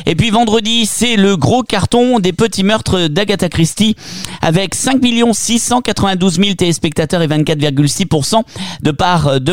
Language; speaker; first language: French; native; French